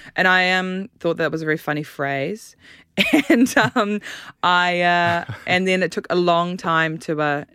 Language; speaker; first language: English; native; English